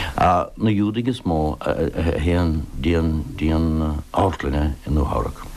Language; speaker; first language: Irish; non-native, local second language; English